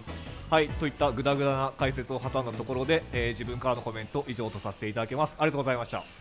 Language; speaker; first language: Japanese; native; Japanese